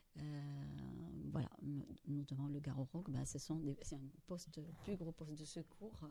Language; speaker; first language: French; native; French